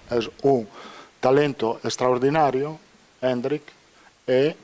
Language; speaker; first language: Portuguese; non-native, fluent; Italian